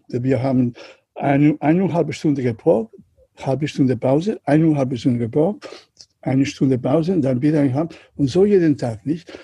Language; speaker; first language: German; non-native, learner; Catalan